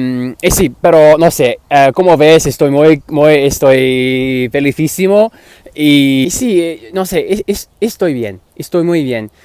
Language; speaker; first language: Spanish; non-native, fluent; English